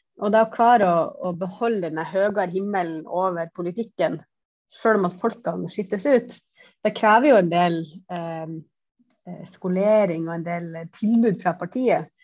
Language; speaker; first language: Norwegian; native; Norwegian